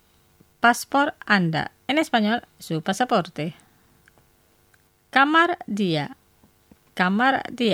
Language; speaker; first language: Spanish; non-native, fluent; Indonesian